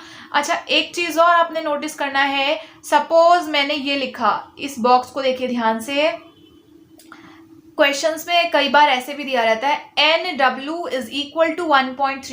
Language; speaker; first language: Hindi; native; Hindi